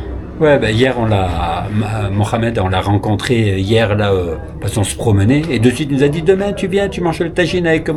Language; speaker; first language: French; native; French